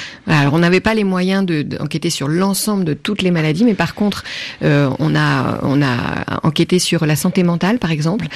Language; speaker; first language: French; native; French